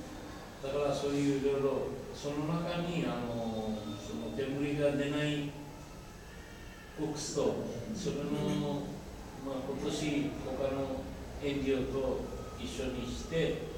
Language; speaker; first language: Japanese; non-native, learner; Bangla